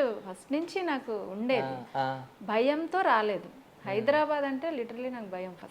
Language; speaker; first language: Telugu; native; Telugu